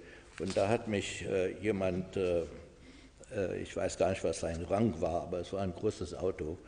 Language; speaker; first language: German; non-native, fluent; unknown